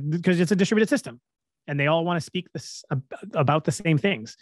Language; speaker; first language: English; native; English